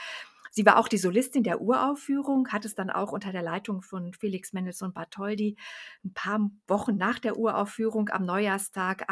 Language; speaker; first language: German; native; German